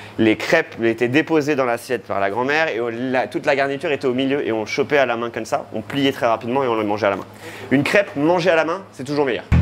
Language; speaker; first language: French; native; French